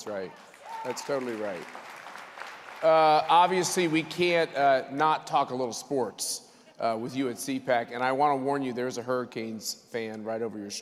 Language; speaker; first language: English; native; English